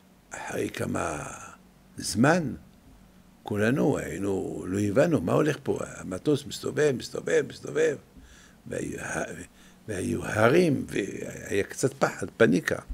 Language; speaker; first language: Hebrew; non-native, fluent; French